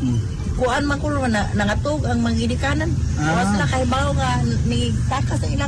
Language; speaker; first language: Cebuano; native; Cebuano